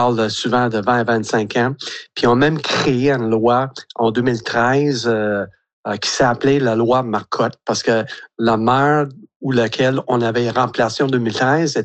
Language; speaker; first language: French; native; French